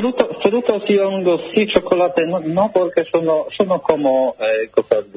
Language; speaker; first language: Spanish; non-native, learner; Polish